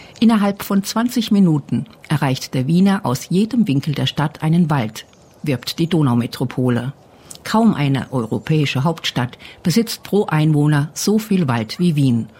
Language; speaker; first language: German; native; German